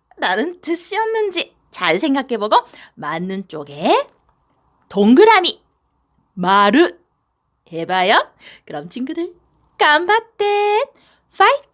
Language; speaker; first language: Korean; non-native, fluent; Japanese